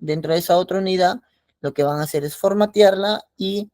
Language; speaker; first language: Spanish; native; Spanish